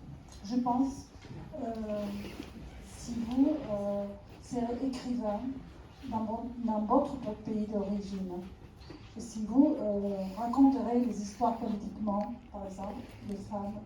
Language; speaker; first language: French; non-native, learner; Spanish